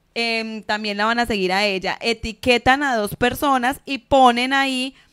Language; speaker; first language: Spanish; native; Spanish